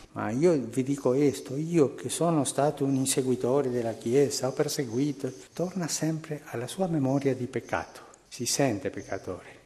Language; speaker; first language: Italian; non-native, fluent; Spanish